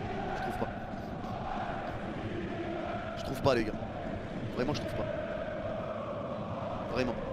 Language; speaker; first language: French; native; French